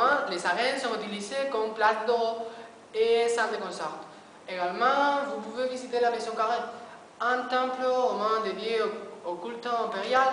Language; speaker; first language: French; non-native, learner; Spanish